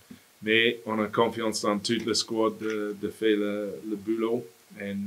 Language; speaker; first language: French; non-native, fluent; English